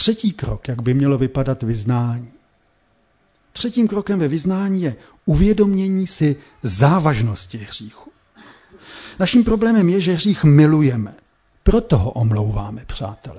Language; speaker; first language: Czech; native; Czech